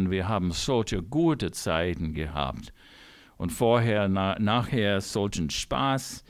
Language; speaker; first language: German; non-native, fluent; English